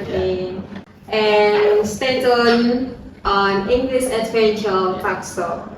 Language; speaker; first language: English; non-native, learner; Indonesian